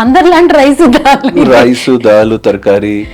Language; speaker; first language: Telugu; native; Telugu